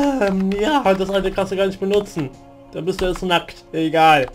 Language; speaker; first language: German; native; German